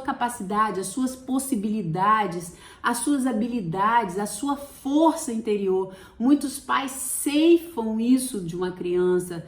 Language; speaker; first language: Portuguese; native; Portuguese